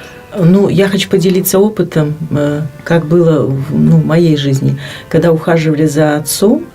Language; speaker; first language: Russian; native; Russian